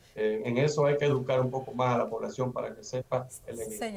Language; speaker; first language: Spanish; native; Spanish